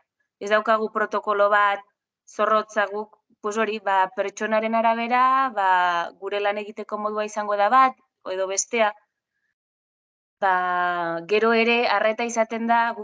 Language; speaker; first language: Basque; non-native, local second language; Spanish